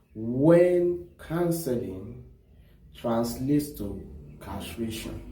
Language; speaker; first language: English; non-native, local second language; Yoruba